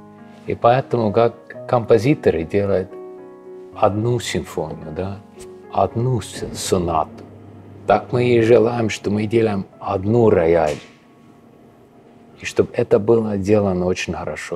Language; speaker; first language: Russian; non-native, local second language; Estonian